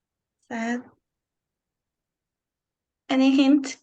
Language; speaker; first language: English; non-native, learner; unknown